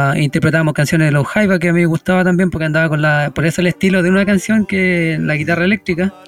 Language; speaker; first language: Spanish; native; Spanish